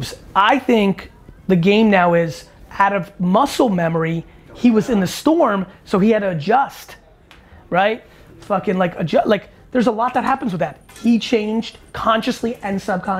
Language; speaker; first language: English; native; English